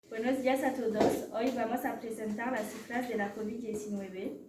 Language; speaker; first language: Spanish; non-native, learner; French